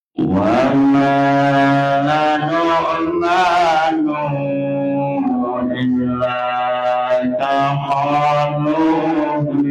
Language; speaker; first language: Arabic; non-native, fluent; Indonesian